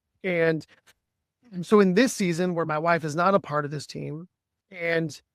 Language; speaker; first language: English; native; English